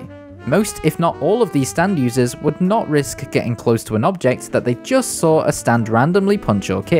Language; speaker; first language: English; native; English